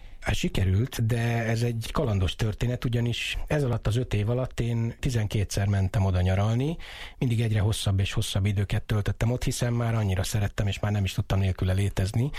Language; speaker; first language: Hungarian; native; Hungarian